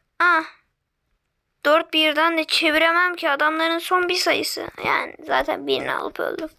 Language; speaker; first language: Turkish; native; Turkish